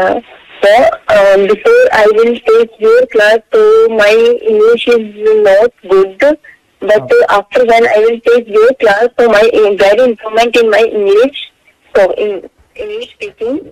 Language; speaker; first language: English; non-native, local second language; Hindi